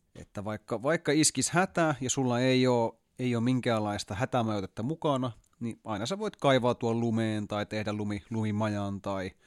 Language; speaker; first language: Finnish; native; Finnish